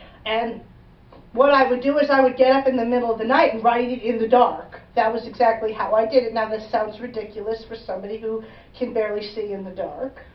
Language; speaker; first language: English; native; English